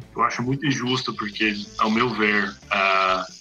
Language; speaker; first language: Portuguese; non-native, fluent; English